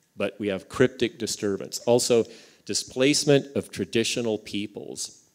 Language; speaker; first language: English; native; English